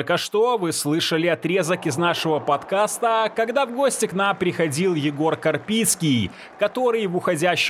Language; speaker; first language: Russian; native; Russian